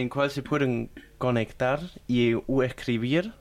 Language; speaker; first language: Spanish; non-native, learner; German